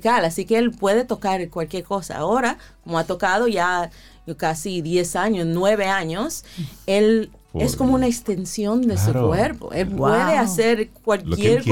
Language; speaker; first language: Spanish; early bilingual, heritage; Spanish